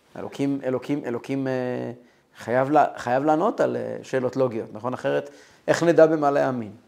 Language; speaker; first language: Hebrew; non-native, fluent; Russian